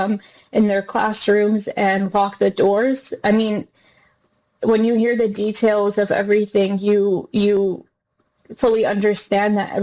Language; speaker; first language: English; native; English